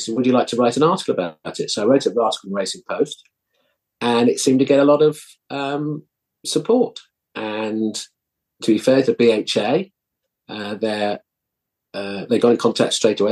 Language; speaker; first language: English; native; English